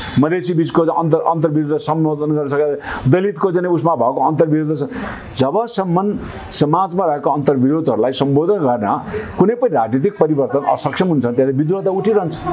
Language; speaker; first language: Nepali; non-native, local second language; Sherpa